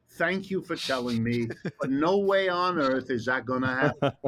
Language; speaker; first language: English; early bilingual, other home language; German